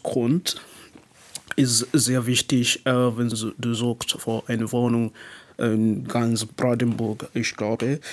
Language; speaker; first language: German; non-native, learner; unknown